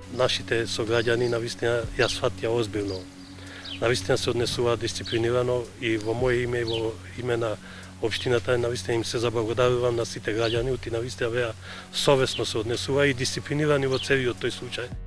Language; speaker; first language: Macedonian; non-native, local second language; Albanian